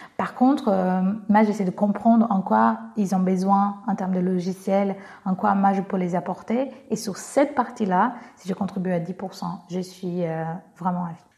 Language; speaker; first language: French; non-native, fluent; Portuguese